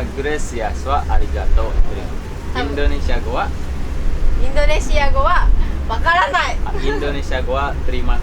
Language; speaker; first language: Japanese; non-native, learner; Indonesian